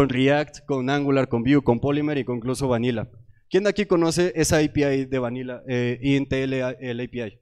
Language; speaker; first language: Spanish; native; Spanish